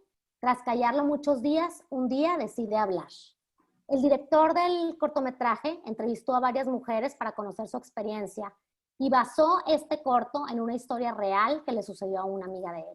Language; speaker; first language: Spanish; native; Spanish